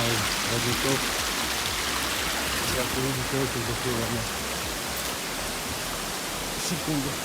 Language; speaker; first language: Russian; non-native, local second language; Chechen